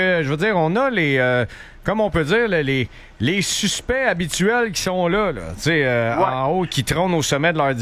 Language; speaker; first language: French; native; French